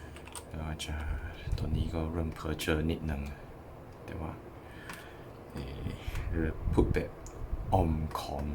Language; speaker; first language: Thai; non-native, learner; English